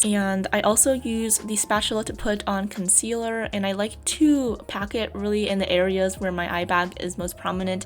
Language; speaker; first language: English; native; English